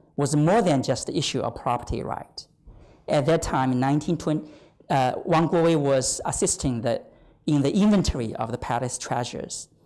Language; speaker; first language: English; non-native, fluent; Chinese